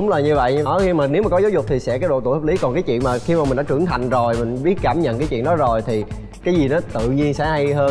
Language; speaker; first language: Vietnamese; native; Vietnamese